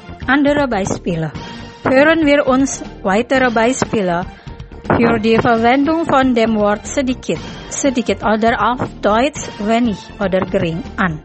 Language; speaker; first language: German; non-native, fluent; Indonesian